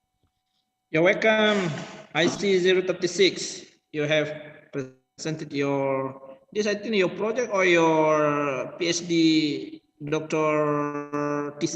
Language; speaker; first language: English; non-native, learner; Indonesian